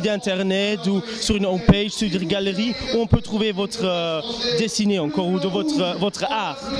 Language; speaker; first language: French; non-native, local second language; Luxembourgish